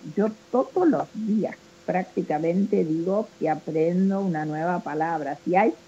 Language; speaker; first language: Spanish; native; Spanish